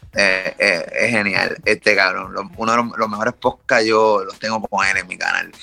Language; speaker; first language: Spanish; native; Spanish